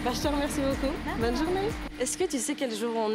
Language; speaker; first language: French; native; French